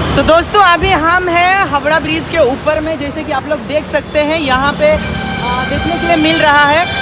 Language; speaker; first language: Hindi; non-native, local second language; Sadri